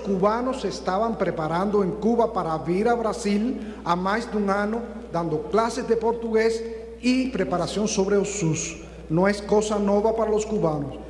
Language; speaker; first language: Portuguese; non-native, fluent; Spanish